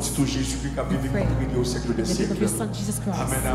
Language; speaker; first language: French; non-native, local second language; Haitian Creole